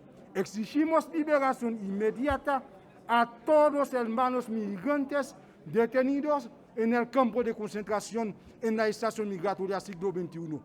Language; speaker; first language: Spanish; non-native, fluent; Haitian Creole